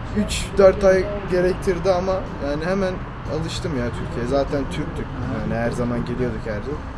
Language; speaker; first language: Turkish; early bilingual, heritage; Turkish